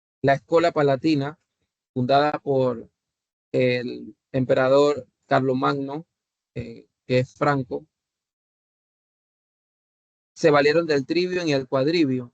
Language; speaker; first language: Spanish; native; Spanish